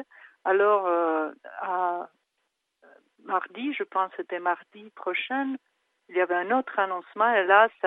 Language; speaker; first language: French; non-native, fluent; Czech